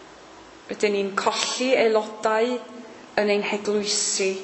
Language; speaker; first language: Welsh; native; Welsh